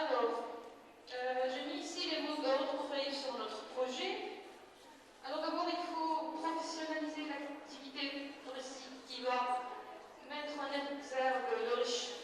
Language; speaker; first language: French; non-native, local second language; Arabic